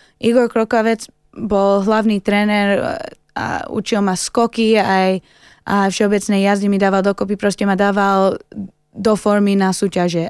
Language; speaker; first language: Slovak; early bilingual, heritage; Slovak